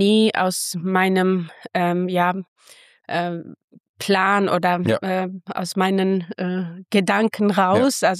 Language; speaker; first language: German; non-native, fluent; Armenian